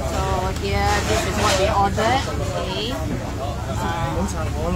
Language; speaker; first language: English; non-native, local second language; Cantonese